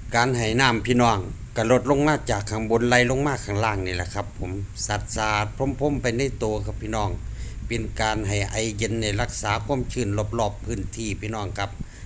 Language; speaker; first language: Thai; native; Thai